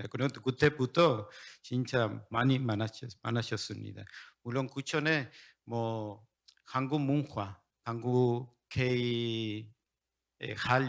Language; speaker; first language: Korean; non-native, learner; Spanish